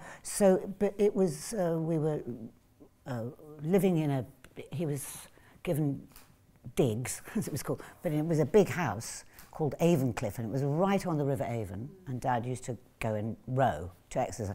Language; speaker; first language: English; native; English